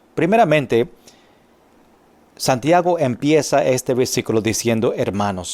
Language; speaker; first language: Spanish; non-native, fluent; English